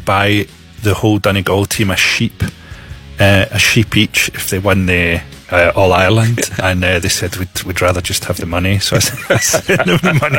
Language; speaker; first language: English; native; English